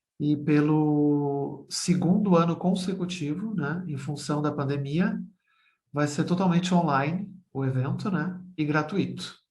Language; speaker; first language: Portuguese; native; Portuguese